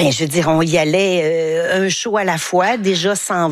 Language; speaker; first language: French; native; French